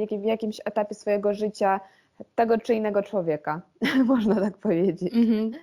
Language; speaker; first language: Polish; non-native, fluent; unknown